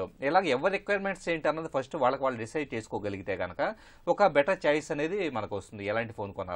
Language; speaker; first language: Telugu; native; Telugu